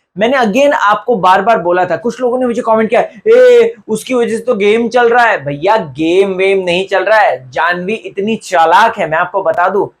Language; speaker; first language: Hindi; non-native, local second language; Marathi